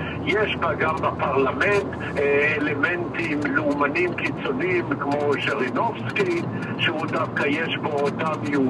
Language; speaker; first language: Hebrew; non-native, fluent; Russian